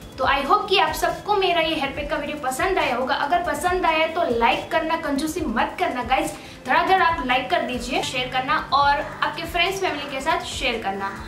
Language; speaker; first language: Hindi; native; Hindi